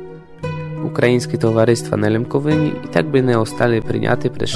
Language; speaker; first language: Polish; non-native, local second language; Rusyn